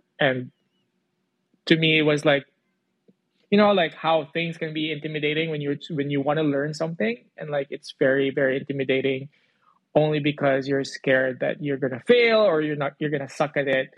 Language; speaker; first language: English; non-native, local second language; Cebuano